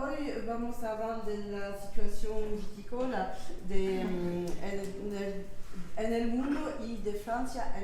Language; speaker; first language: Spanish; non-native, learner; French